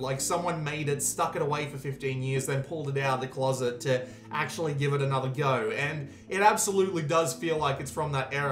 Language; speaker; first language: English; native; English